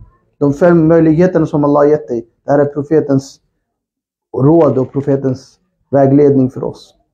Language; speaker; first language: Swedish; non-native, fluent; Urdu